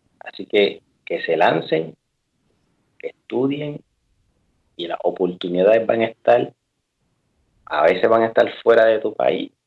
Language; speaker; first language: Spanish; native; Spanish